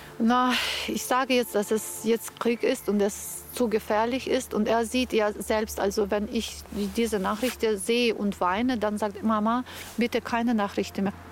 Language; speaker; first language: German; non-native, fluent; Ukrainian